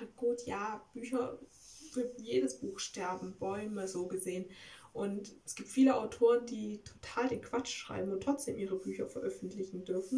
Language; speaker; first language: German; native; German